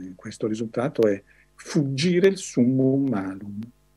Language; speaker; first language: Italian; native; Italian